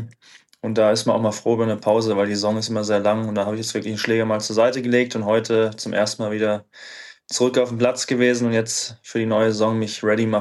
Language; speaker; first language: German; native; German